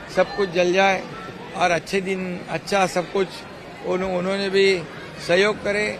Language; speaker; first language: Hindi; non-native, local second language; Marathi